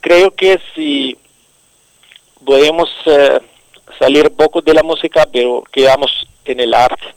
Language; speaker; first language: Spanish; non-native, local second language; Arabic